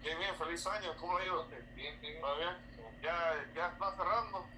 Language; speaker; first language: Spanish; early bilingual, heritage; Spanish